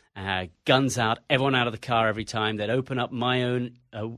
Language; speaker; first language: English; native; English